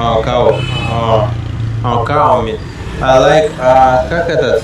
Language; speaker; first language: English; non-native, learner; Russian